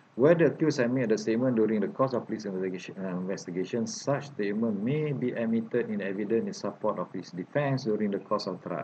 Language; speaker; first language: English; non-native, local second language; Malay